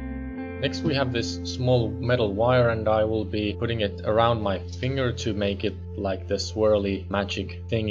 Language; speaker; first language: English; non-native, fluent; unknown